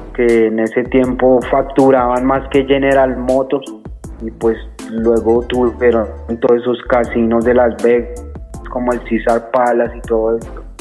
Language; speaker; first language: Spanish; native; Spanish